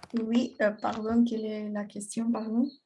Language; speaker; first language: French; non-native, learner; Spanish